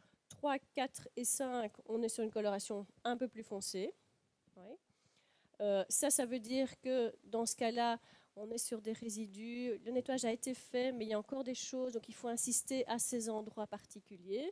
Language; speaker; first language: French; native; French